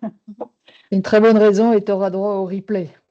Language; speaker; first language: French; native; French